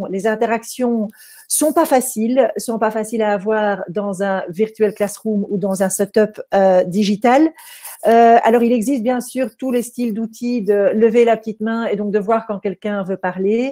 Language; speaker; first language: French; native; French